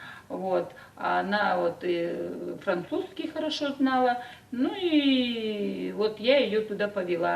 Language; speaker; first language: Russian; native; Russian